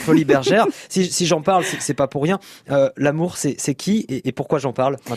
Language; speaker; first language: French; native; French